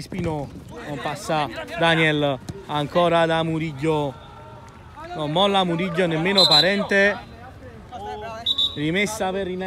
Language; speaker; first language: Italian; native; Italian